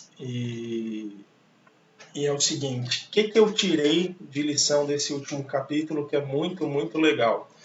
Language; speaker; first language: Portuguese; native; Portuguese